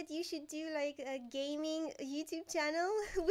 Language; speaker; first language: English; non-native, fluent; Romanian